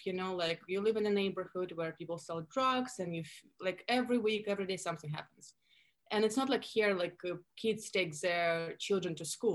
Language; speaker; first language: English; non-native, fluent; Russian